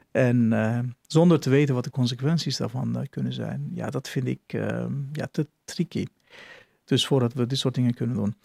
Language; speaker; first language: Dutch; non-native, fluent; Turkish